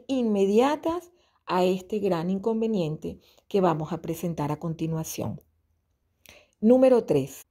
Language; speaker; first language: Spanish; native; Spanish